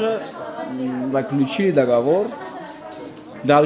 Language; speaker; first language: Russian; non-native, local second language; Tajik